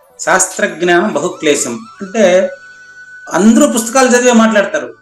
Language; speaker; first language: Telugu; non-native, local second language; Tamil